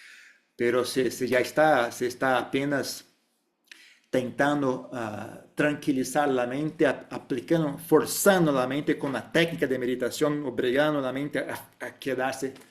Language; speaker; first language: Spanish; non-native, fluent; Portuguese